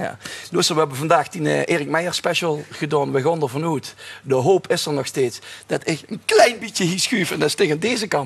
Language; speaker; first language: Dutch; native; Dutch